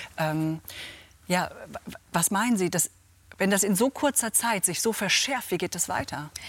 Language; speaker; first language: German; native; German